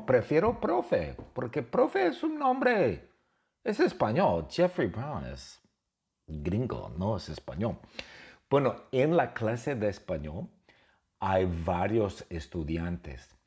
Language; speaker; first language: Spanish; non-native, fluent; English